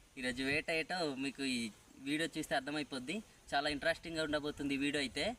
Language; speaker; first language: Telugu; non-native, local second language; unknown